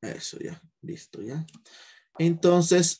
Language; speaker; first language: Spanish; native; Spanish